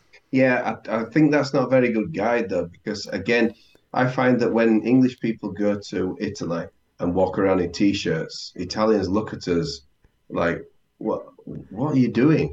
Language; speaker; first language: English; native; English